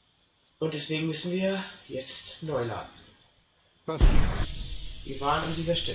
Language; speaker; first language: German; native; German